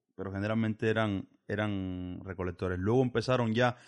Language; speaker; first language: Spanish; native; Spanish